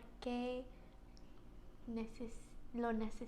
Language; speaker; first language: Spanish; non-native, learner; English